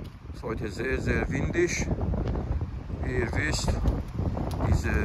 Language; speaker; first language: German; non-native, fluent; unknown